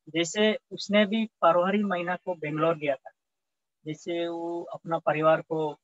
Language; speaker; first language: Hindi; native; Hindi